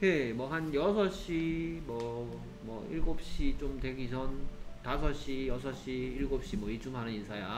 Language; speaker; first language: Korean; native; Korean